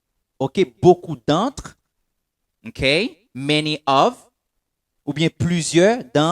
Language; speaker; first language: French; non-native, local second language; Haitian Creole